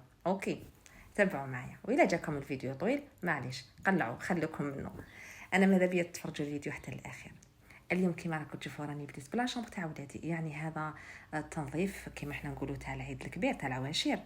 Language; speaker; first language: Arabic; native; Arabic